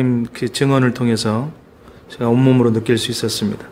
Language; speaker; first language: Korean; native; Korean